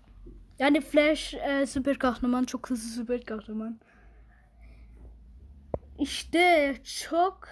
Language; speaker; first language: Turkish; early bilingual, heritage; Turkish